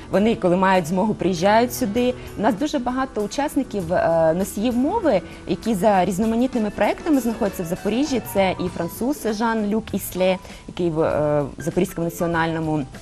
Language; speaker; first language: Ukrainian; non-native, local second language; Russian